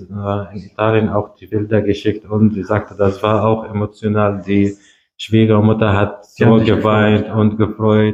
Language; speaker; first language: German; non-native, fluent; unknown